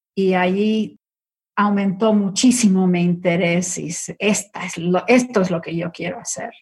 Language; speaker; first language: Spanish; early bilingual, other home language; English